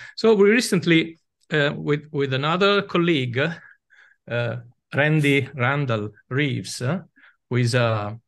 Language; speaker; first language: English; non-native, fluent; Italian